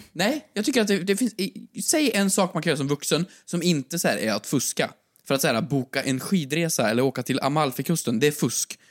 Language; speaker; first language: Swedish; native; Swedish